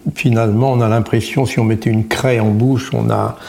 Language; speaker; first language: French; native; French